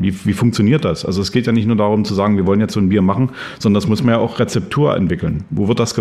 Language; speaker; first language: German; native; German